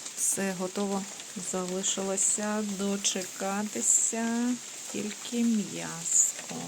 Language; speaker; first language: Ukrainian; native; Ukrainian